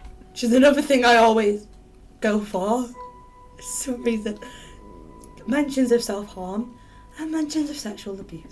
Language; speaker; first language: English; native; English